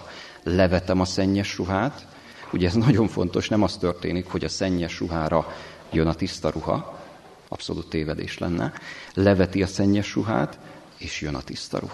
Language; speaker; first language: Hungarian; native; Hungarian